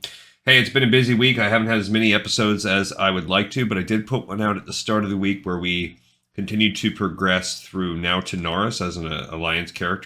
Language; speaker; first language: English; native; English